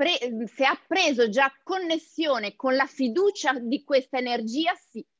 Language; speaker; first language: Italian; native; Italian